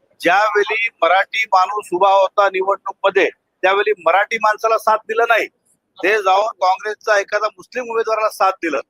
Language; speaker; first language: Marathi; non-native, local second language; Hindi